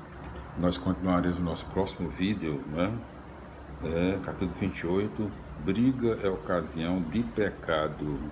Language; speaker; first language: Portuguese; native; Portuguese